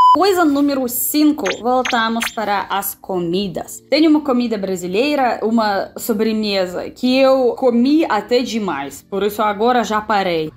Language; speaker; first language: Portuguese; non-native, fluent; Russian